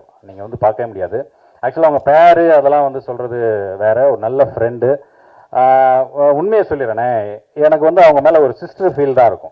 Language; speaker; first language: Tamil; native; Tamil